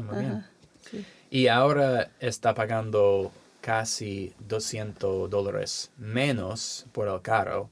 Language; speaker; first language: Spanish; non-native, learner; English